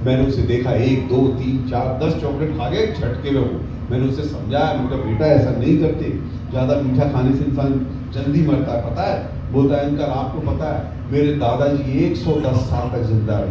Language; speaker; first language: Hindi; native; Hindi